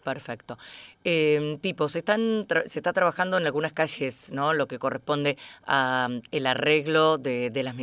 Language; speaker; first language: Spanish; native; Spanish